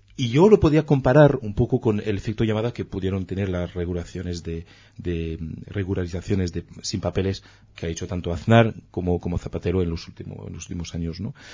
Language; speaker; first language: Spanish; non-native, fluent; French